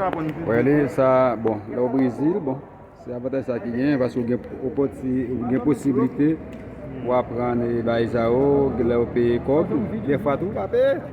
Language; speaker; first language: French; non-native, local second language; Haitian Creole